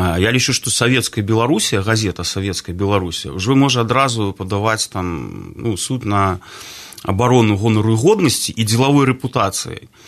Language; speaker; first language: Belarusian; non-native, local second language; Russian